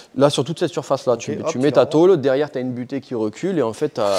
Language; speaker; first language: French; native; French